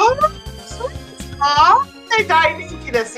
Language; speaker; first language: Japanese; non-native, learner; English